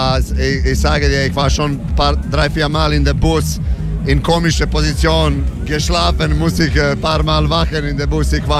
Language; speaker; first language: German; non-native, learner; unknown